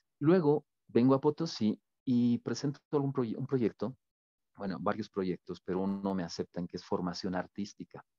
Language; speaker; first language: Spanish; native; Spanish